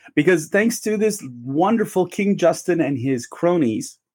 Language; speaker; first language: English; native; English